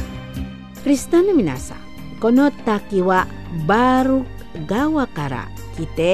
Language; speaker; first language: Japanese; non-native, fluent; Indonesian